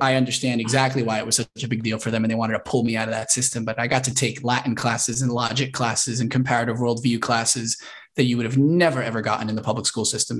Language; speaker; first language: English; native; English